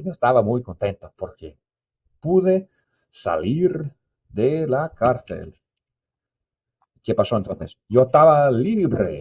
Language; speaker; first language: Spanish; non-native, fluent; English